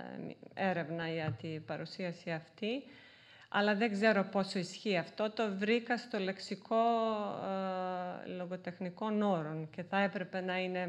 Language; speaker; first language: Greek; non-native, fluent; Serbian